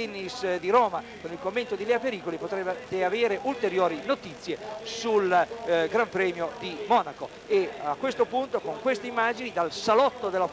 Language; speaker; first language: Italian; native; Italian